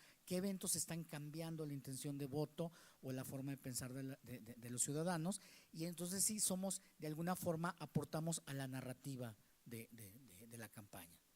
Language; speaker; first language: Spanish; native; Spanish